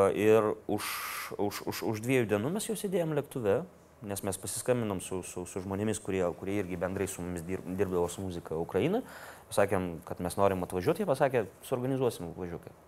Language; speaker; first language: Lithuanian; non-native, local second language; Russian